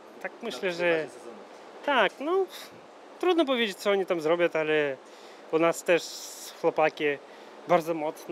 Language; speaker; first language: Polish; non-native, fluent; Russian